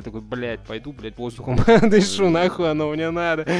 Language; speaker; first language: Russian; native; Russian